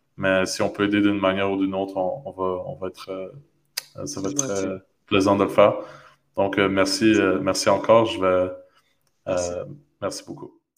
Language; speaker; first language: French; native; French